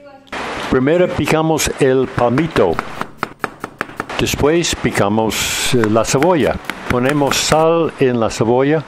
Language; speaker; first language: Spanish; non-native, fluent; English